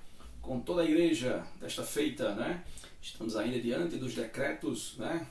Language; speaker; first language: Portuguese; native; Portuguese